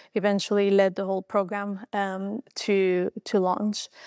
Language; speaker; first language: English; non-native, fluent; Albanian